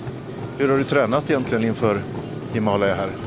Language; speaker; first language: Swedish; native; Swedish